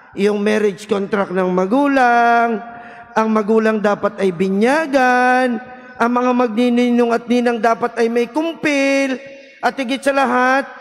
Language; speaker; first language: Filipino; native; Filipino